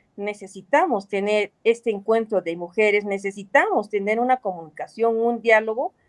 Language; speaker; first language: Spanish; native; Spanish